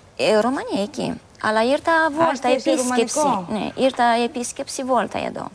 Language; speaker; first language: Greek; non-native, learner; Romanian